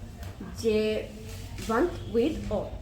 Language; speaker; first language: French; non-native, learner; Bangla